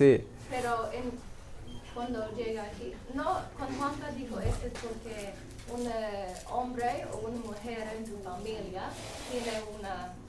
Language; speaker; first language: Spanish; non-native, learner; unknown